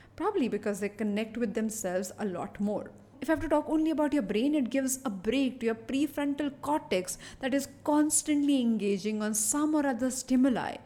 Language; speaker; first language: English; non-native, local second language; Hindi